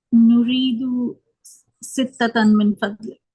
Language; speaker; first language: Arabic; non-native, learner; English